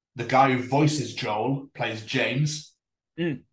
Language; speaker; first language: English; native; English